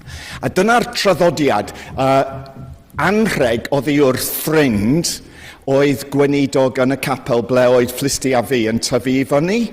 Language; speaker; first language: Welsh; non-native, fluent; English